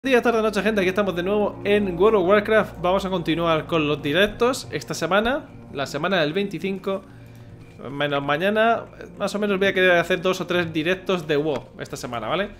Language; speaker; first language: Spanish; native; Spanish